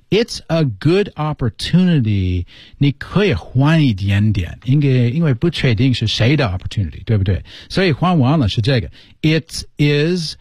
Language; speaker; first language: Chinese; non-native, learner; English